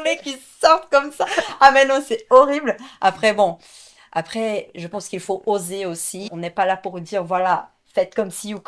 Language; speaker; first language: French; non-native, fluent; Portuguese